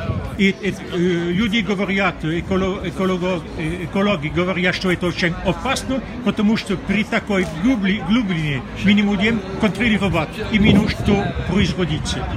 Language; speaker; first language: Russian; non-native, fluent; French